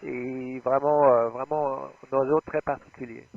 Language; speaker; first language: French; non-native, fluent; German